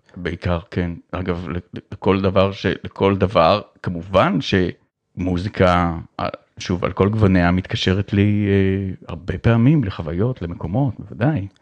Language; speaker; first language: Hebrew; native; Hebrew